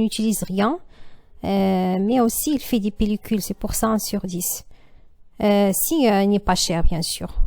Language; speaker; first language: French; non-native, learner; Arabic